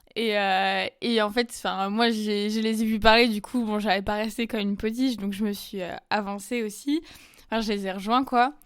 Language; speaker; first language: French; native; French